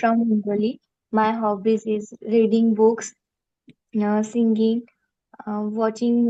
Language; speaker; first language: English; non-native, learner; Marathi